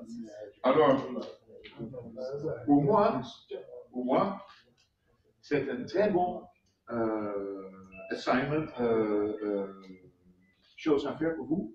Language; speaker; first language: French; non-native, fluent; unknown